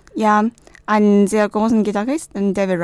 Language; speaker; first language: German; non-native, learner; Chinese